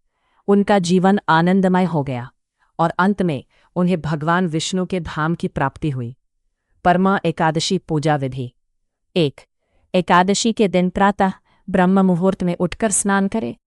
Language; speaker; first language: Hindi; native; Hindi